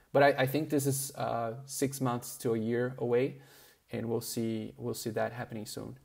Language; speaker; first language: English; non-native, fluent; Portuguese